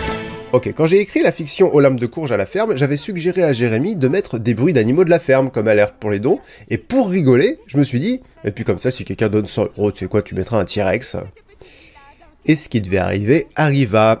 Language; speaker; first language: French; native; French